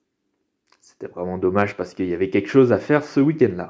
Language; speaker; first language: French; native; French